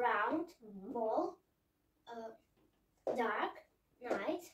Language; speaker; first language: English; non-native, learner; Russian